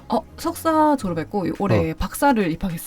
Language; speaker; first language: Korean; native; Korean